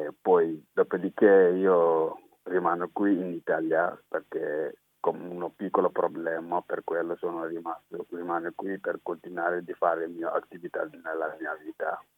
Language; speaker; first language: Italian; non-native, learner; Wolof